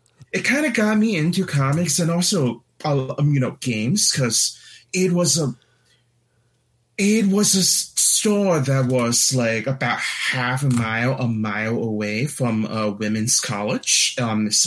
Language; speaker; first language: English; non-native, local second language; Cantonese